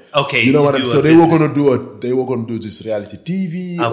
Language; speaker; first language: English; non-native, fluent; Wolof